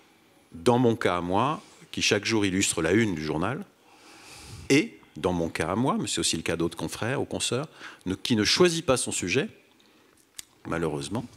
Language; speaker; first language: French; native; French